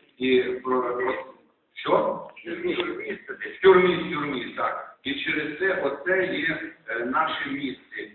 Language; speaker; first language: Ukrainian; native; Ukrainian